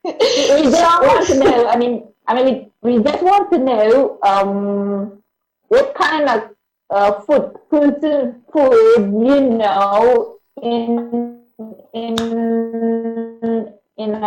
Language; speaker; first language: English; non-native, learner; Indonesian